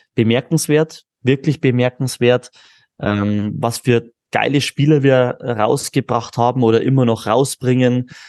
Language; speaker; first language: German; native; German